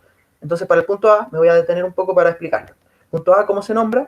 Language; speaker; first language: Spanish; native; Spanish